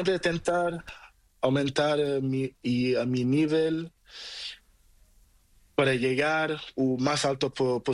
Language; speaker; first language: Spanish; non-native, learner; Portuguese